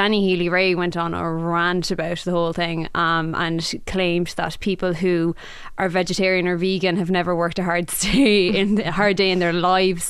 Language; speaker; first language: English; native; English